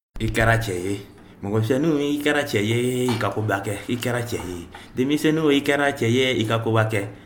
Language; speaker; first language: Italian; non-native, learner; Bambara